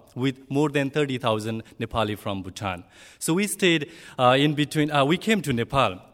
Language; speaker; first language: English; non-native, learner; Nepali